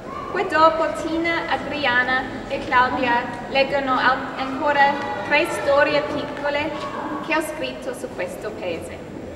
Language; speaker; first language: Italian; non-native, fluent; English